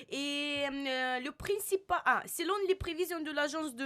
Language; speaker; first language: French; non-native, learner; Russian